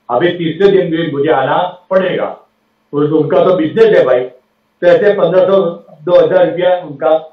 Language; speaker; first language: Hindi; non-native, local second language; Gujarati